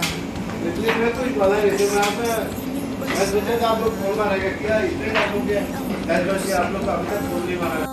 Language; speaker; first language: Hindi; non-native, learner; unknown